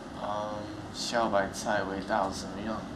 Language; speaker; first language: Chinese; non-native, learner; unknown